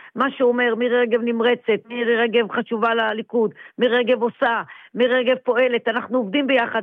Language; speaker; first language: Hebrew; native; Hebrew